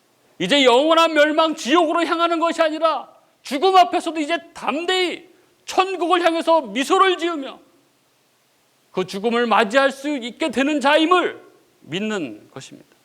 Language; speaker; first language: Korean; native; Korean